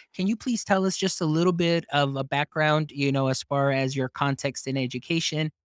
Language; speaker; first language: English; early bilingual, other home language; Spanish